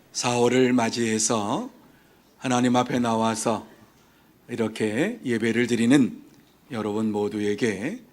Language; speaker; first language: Korean; native; Korean